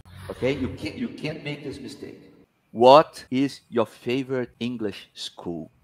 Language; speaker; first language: English; non-native, fluent; Portuguese